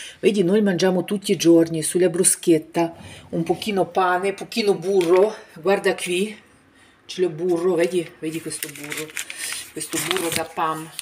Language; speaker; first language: Italian; non-native, fluent; Ukrainian